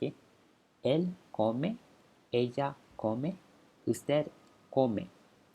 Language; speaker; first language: Spanish; non-native, fluent; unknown